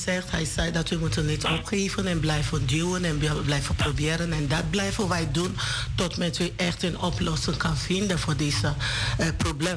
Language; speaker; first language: Dutch; non-native, learner; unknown